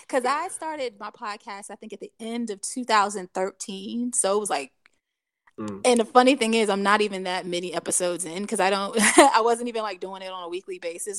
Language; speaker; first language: English; native; English